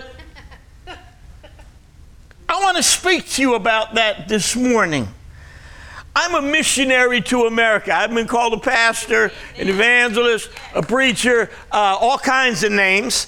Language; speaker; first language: English; native; English